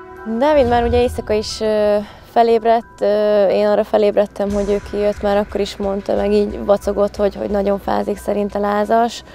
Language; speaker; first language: Hungarian; native; Hungarian